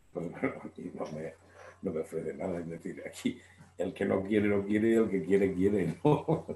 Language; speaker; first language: Spanish; native; Spanish